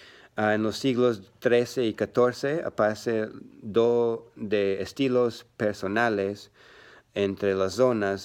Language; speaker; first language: Spanish; non-native, learner; English